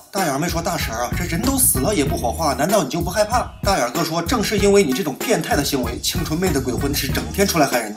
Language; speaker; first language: Chinese; native; Chinese